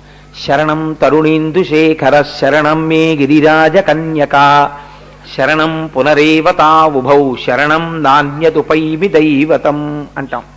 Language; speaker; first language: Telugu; native; Telugu